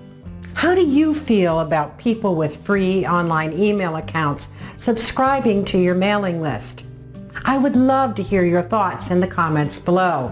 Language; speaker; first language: English; native; English